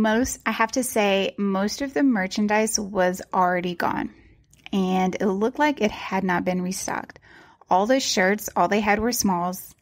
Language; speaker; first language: English; native; English